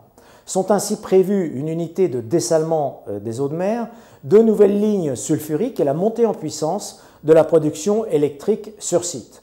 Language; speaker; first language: French; non-native, local second language; Arabic